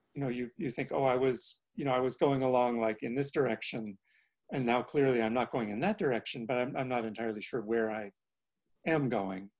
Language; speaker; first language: English; native; English